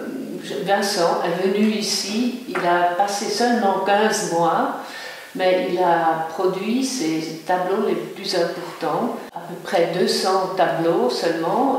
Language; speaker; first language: French; non-native, local second language; German